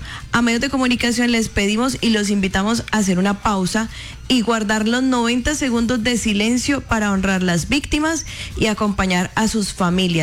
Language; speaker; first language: Spanish; native; Spanish